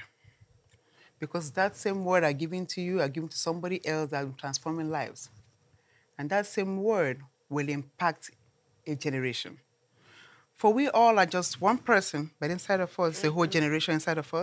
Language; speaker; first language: English; non-native, local second language; Igbo